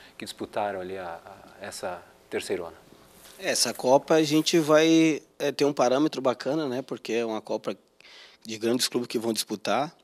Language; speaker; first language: Portuguese; native; Portuguese